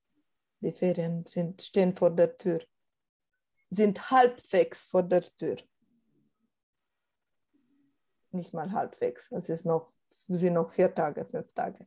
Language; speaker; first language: German; non-native, fluent; Romanian